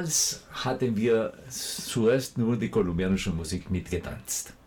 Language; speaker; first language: German; non-native, fluent; Spanish